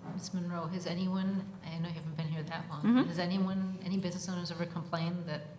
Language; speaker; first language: English; native; English